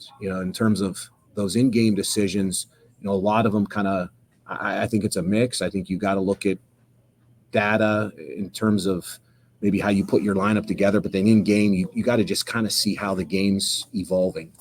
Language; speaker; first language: English; native; English